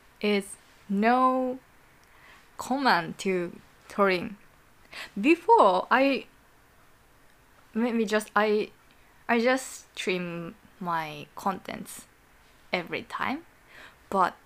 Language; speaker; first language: English; non-native, learner; Japanese